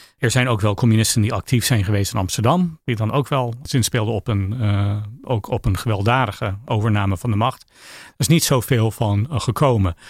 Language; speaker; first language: Dutch; non-native, fluent; English